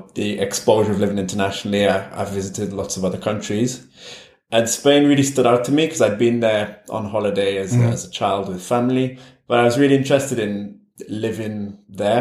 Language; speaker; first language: English; native; English